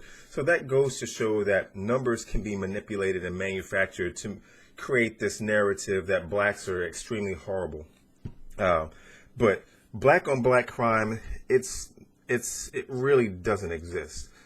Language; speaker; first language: English; native; English